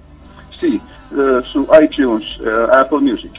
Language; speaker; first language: Italian; non-native, learner; Finnish